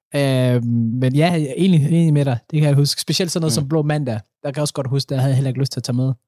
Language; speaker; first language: Danish; early bilingual, other home language; Somali